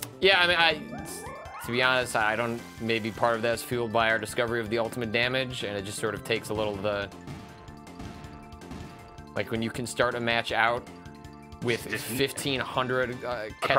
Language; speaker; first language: English; native; English